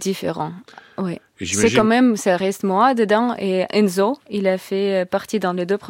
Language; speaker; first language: French; non-native, learner; Russian